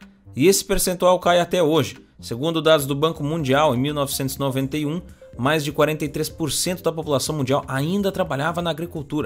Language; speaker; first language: Portuguese; native; Portuguese